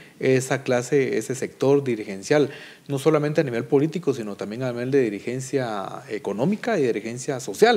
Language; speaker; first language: Spanish; native; Spanish